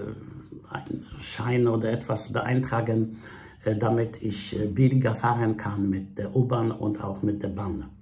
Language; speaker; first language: German; non-native, fluent; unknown